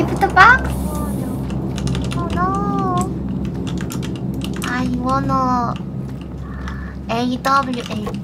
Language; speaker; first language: English; non-native, learner; Korean